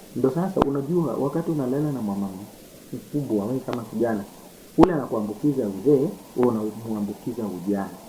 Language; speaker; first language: Swahili; non-native, local second language; Luo (Kenya and Tanzania)